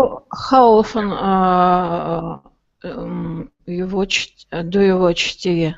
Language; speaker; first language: English; non-native, learner; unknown